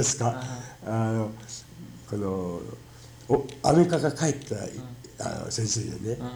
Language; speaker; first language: Japanese; native; Japanese